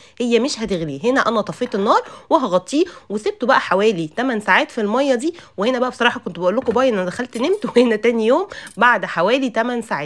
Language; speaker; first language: Arabic; native; Arabic